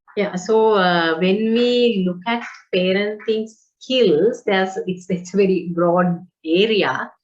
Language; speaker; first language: English; non-native, local second language; Sinhala